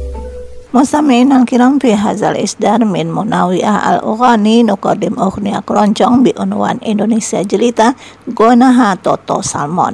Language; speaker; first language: Arabic; non-native, fluent; Indonesian